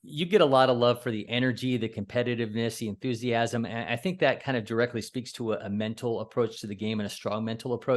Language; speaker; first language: English; native; English